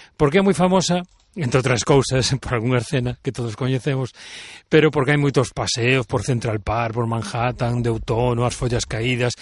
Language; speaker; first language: Galician; native; Galician